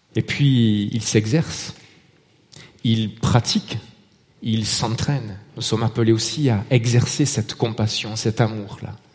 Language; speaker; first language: French; native; French